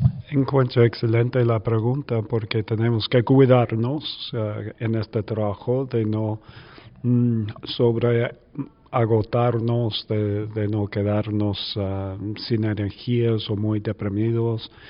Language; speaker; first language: Spanish; non-native, fluent; English